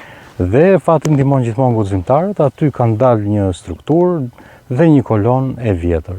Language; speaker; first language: Albanian; native; Albanian